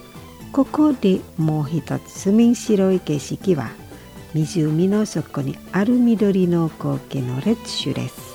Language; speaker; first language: Japanese; non-native, fluent; Indonesian